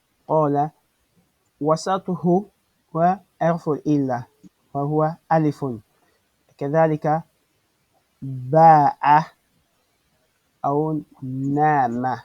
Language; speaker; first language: Arabic; non-native, fluent; French